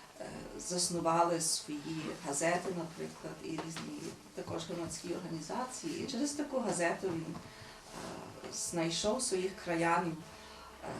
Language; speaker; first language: Ukrainian; early bilingual, heritage; Ukrainian